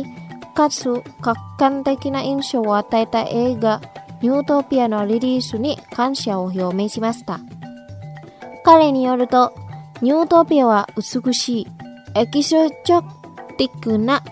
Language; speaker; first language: Japanese; non-native, fluent; Indonesian